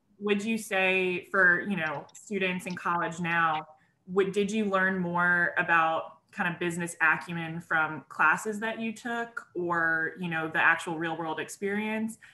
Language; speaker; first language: English; native; English